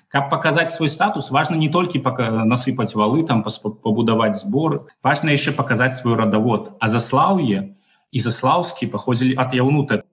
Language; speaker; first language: Belarusian; non-native, local second language; Russian